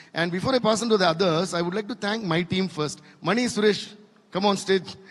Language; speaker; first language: English; non-native, local second language; Telugu